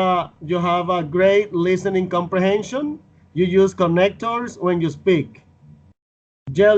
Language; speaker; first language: English; non-native, fluent; Spanish